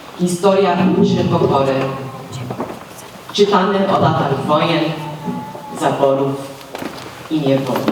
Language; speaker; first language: Polish; early bilingual, heritage; Polish